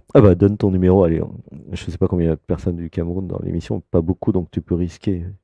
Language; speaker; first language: French; native; French